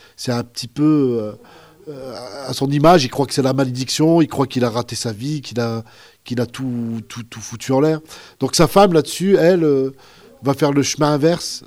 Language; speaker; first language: French; early bilingual, other home language; Arabic